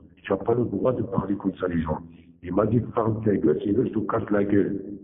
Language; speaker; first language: French; non-native, learner; Arabic